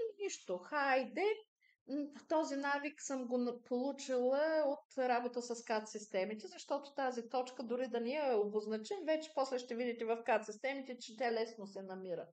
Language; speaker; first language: Bulgarian; native; Bulgarian